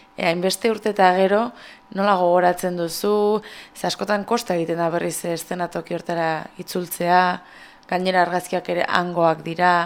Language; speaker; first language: Basque; native; Basque